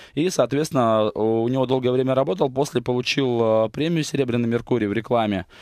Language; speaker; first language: Russian; native; Russian